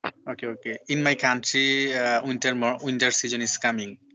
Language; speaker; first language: English; non-native, learner; Bangla